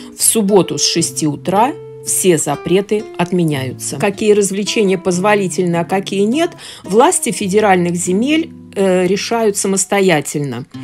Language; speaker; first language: Russian; native; Russian